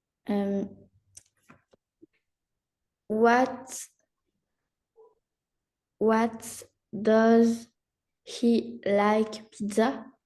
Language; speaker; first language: English; non-native, learner; French